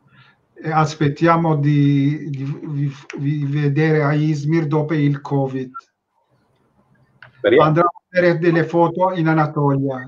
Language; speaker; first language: Italian; non-native, learner; Turkish